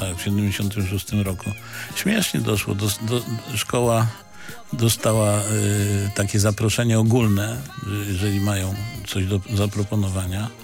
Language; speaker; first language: Polish; native; Polish